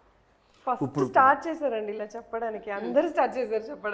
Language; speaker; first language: Telugu; early bilingual, heritage; Telugu